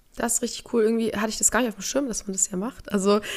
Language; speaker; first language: German; native; German